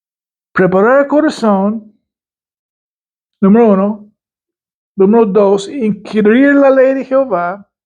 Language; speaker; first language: Spanish; non-native, fluent; English